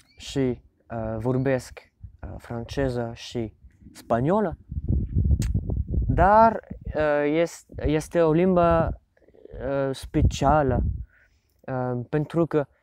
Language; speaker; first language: Romanian; non-native, learner; French